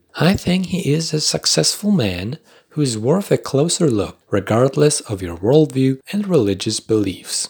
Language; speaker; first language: English; non-native, fluent; Polish